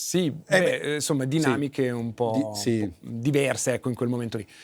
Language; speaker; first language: Italian; native; Italian